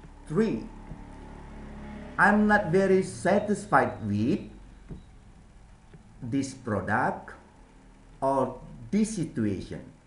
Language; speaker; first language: English; non-native, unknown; Indonesian